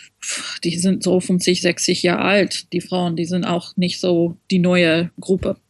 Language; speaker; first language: German; non-native, fluent; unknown